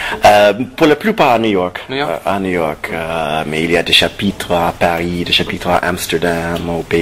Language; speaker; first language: French; non-native, fluent; English